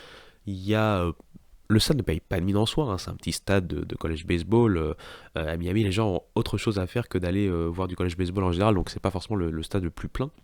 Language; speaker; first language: French; native; French